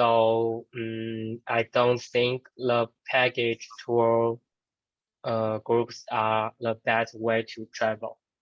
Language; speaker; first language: English; non-native, learner; Chinese